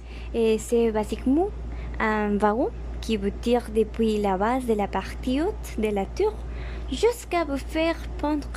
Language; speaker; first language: French; non-native, learner; Spanish